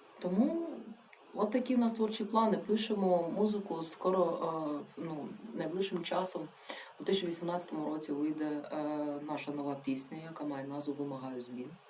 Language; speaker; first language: Ukrainian; non-native, local second language; Russian